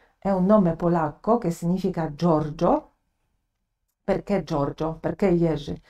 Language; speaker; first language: Italian; non-native, fluent; Polish